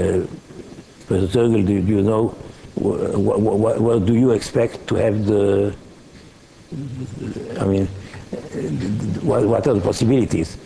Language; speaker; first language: English; non-native, fluent; Hebrew